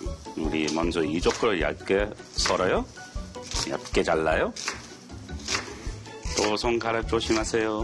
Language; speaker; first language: Korean; non-native, learner; English